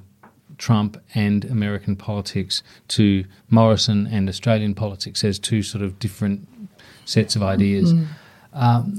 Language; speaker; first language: English; native; English